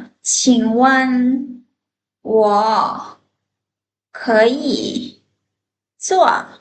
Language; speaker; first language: Chinese; non-native, fluent; Lao